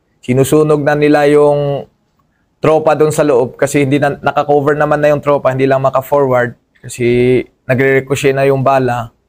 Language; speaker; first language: Filipino; non-native, local second language; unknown